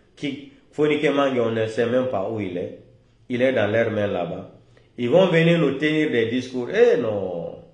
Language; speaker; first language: French; non-native, local second language; Fula